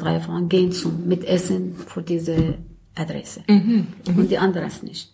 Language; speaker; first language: German; non-native, learner; Arabic